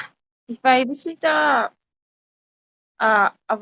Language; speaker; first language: English; non-native, learner; Spanish